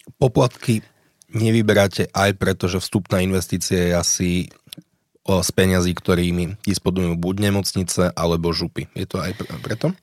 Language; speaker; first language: Slovak; native; Slovak